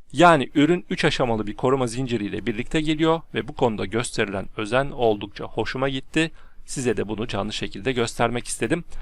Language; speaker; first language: Turkish; native; Turkish